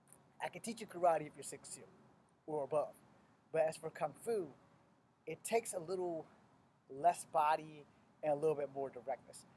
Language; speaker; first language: English; native; English